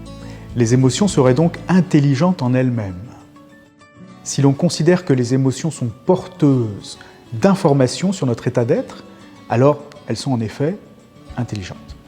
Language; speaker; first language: French; native; French